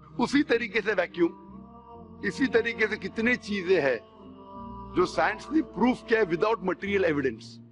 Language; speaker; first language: Hindi; non-native, local second language; Konkani